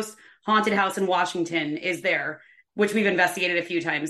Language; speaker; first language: English; native; English